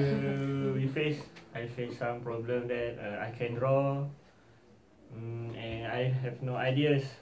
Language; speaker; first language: English; non-native, learner; Malay